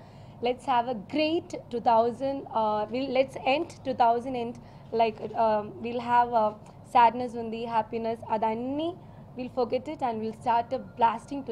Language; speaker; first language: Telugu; non-native, local second language; Malayalam